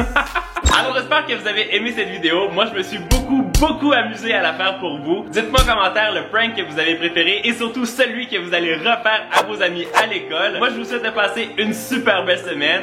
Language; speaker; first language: French; native; French